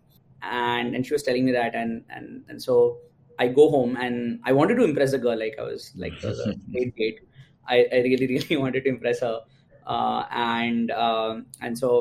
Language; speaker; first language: English; non-native, local second language; Gujarati